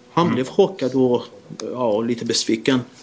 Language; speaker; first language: Swedish; non-native, fluent; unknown